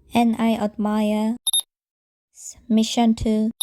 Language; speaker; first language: English; non-native, fluent; Korean